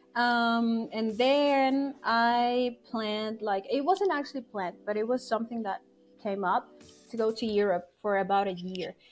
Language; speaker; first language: English; non-native, fluent; Spanish